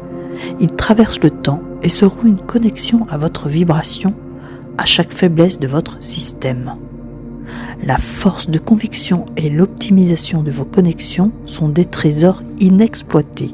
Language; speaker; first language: French; native; French